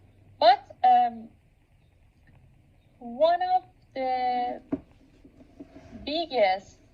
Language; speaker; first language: English; non-native, local second language; Persian